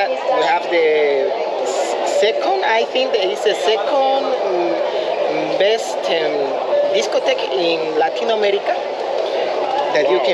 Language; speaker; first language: English; non-native, fluent; Spanish